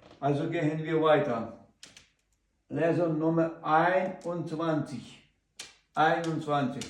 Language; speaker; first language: German; non-native, learner; Ukrainian